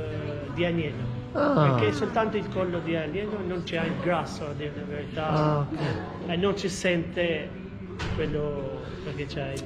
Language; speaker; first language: Italian; non-native, fluent; Albanian